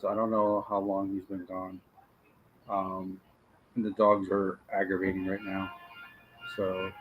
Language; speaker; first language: English; native; English